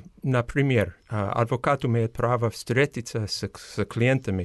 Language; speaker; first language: Russian; non-native, fluent; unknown